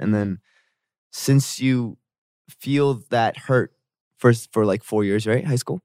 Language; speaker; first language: English; early bilingual, other home language; Korean